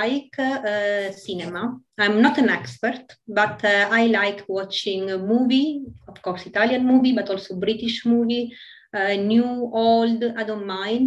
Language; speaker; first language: English; non-native, fluent; Italian